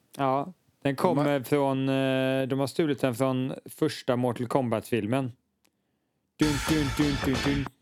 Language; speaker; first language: Swedish; native; Swedish